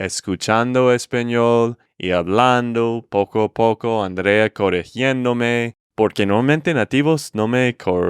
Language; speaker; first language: Spanish; non-native, fluent; English